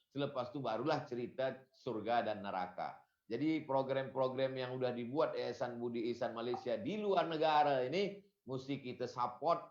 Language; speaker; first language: Malay; non-native, fluent; Indonesian